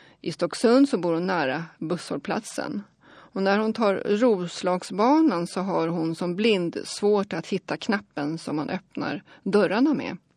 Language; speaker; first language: Swedish; native; Swedish